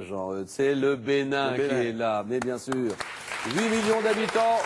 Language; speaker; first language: French; native; French